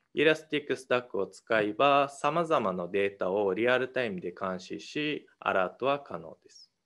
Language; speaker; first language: Japanese; non-native, fluent; Mongolian